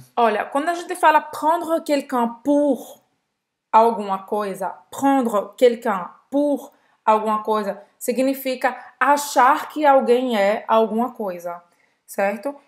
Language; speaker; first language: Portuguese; native; Portuguese